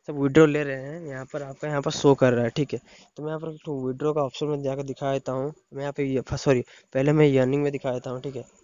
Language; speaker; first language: Hindi; non-native, local second language; Odia